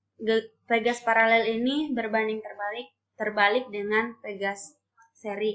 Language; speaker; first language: Indonesian; native; Indonesian